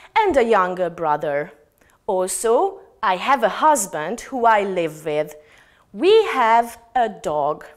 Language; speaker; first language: English; non-native, fluent; Hungarian